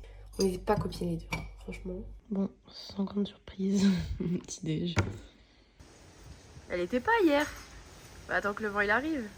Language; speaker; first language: French; native; French